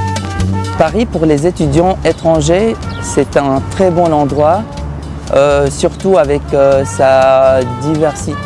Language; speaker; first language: French; non-native, fluent; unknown